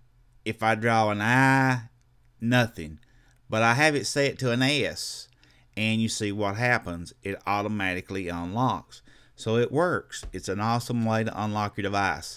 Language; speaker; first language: English; native; English